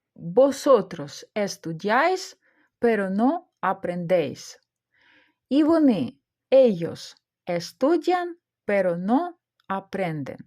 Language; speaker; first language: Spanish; non-native, fluent; Ukrainian